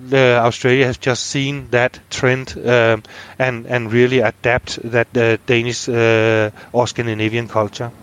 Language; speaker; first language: English; non-native, fluent; Danish